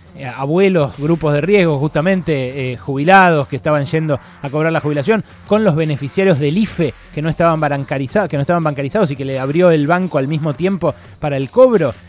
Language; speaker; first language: Spanish; native; Spanish